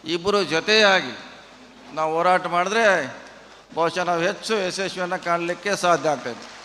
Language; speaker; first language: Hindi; non-native, local second language; Kannada